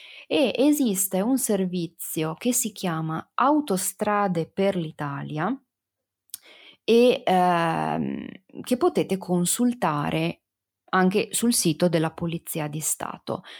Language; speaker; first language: Italian; native; Italian